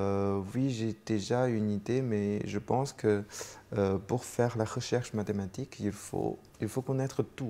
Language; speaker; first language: French; non-native, fluent; Chinese